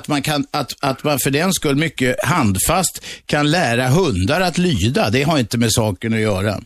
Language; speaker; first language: Swedish; native; Swedish